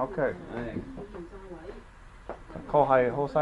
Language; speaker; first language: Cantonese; non-native, learner; English